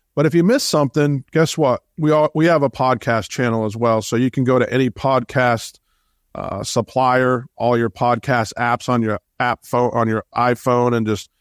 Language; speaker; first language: English; native; English